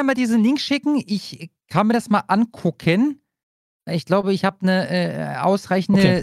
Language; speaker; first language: German; native; German